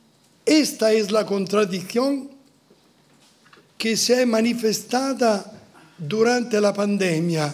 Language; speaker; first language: Spanish; non-native, fluent; Italian